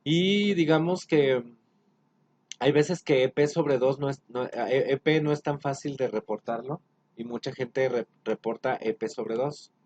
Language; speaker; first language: Spanish; native; Spanish